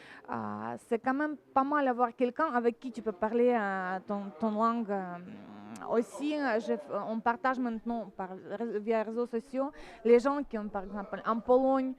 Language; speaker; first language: French; non-native, fluent; Ukrainian